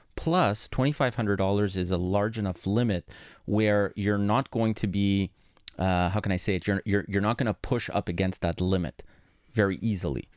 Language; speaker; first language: English; non-native, fluent; Greek